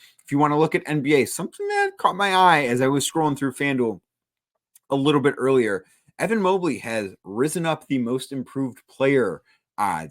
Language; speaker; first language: English; native; English